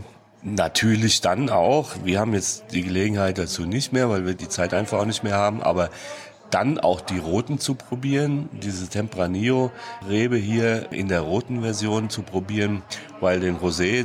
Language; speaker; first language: German; native; German